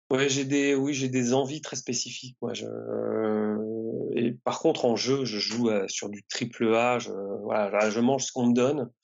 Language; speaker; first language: French; native; French